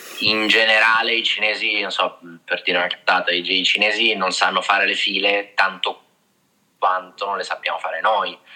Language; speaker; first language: Italian; native; Italian